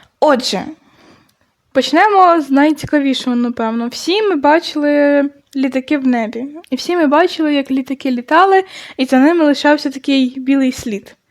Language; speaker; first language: Ukrainian; non-native, local second language; Russian